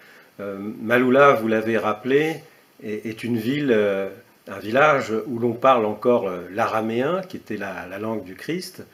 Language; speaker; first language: French; native; French